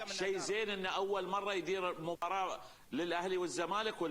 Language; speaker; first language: Arabic; native; Arabic